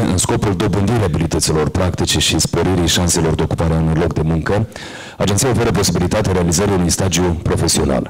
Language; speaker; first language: Romanian; native; Romanian